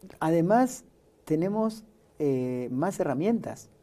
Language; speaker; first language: Spanish; native; Spanish